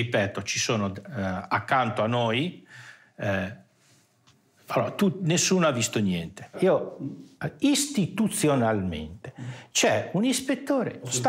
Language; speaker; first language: Italian; native; Italian